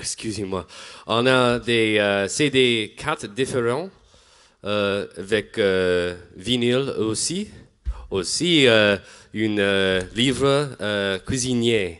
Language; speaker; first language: French; non-native, learner; English